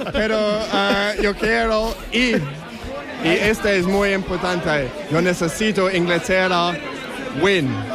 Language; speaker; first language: Spanish; non-native, learner; English